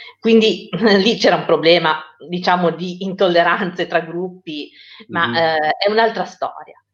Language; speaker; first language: Italian; native; Italian